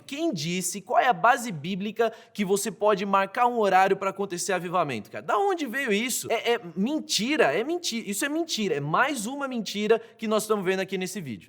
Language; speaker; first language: Portuguese; native; Portuguese